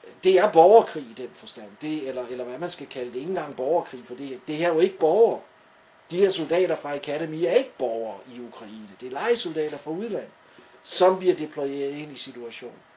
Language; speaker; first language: Danish; native; Danish